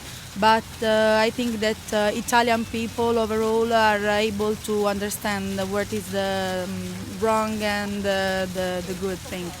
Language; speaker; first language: English; non-native, learner; Italian